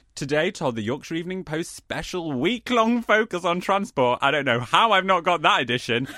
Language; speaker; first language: English; native; English